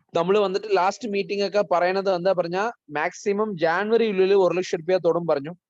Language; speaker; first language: Malayalam; early bilingual, heritage; Malayalam